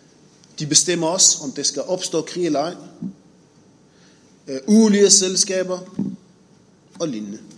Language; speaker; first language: Danish; non-native, fluent; Arabic